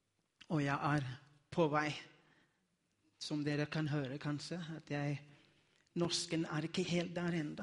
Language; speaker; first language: Norwegian; non-native, learner; Afrikaans